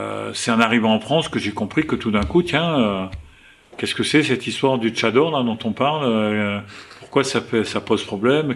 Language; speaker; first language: French; native; French